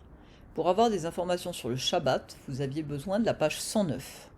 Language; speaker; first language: French; native; French